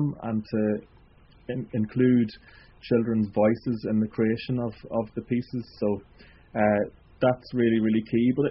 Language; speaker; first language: English; native; English